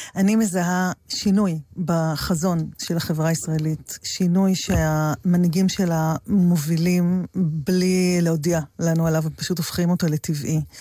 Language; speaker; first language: Hebrew; native; Hebrew